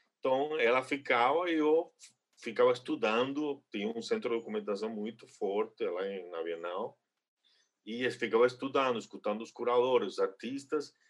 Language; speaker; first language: Portuguese; non-native, fluent; Spanish